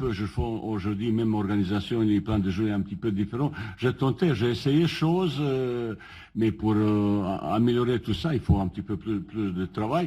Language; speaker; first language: French; non-native, fluent; Bosnian